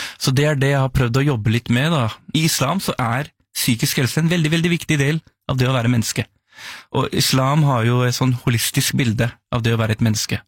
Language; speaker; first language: Norwegian; early bilingual, other home language; Urdu